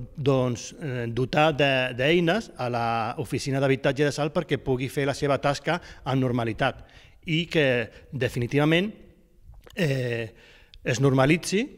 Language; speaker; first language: Catalan; native; Catalan